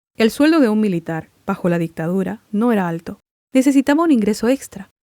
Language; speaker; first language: Spanish; non-native, local second language; Guarani